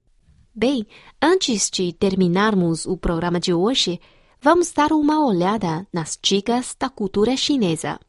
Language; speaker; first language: Portuguese; non-native, fluent; Chinese